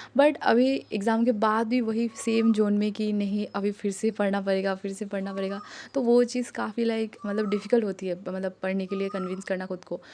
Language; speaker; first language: Hindi; non-native, local second language; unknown